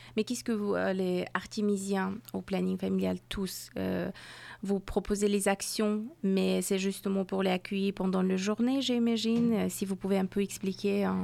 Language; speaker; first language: French; non-native, fluent; Persian